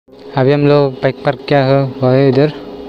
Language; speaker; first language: Hindi; non-native, local second language; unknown